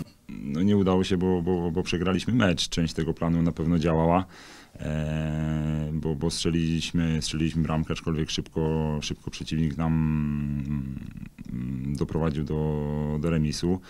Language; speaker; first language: Polish; native; Polish